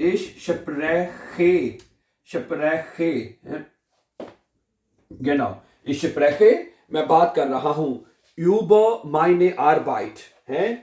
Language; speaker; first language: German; non-native, learner; Urdu